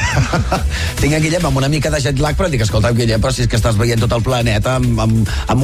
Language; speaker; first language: Catalan; native; Catalan